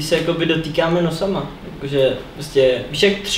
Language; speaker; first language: Czech; native; Czech